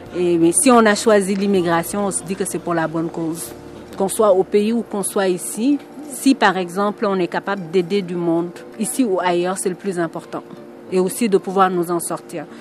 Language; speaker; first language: French; non-native, local second language; Wolof